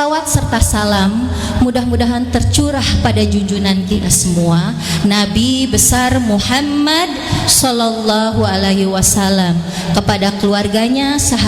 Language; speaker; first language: Indonesian; native; Indonesian